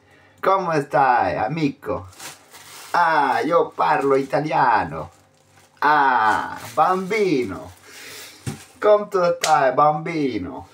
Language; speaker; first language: Italian; non-native, learner; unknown